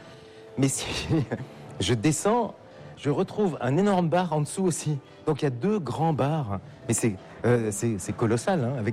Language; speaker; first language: French; native; French